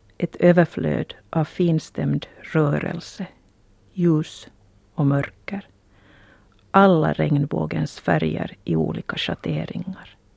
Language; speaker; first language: Swedish; native; Swedish